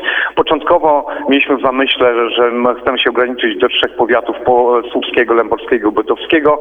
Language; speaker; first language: Polish; native; Polish